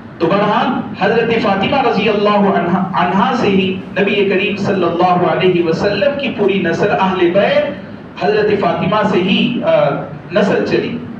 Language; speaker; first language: Urdu; native; Urdu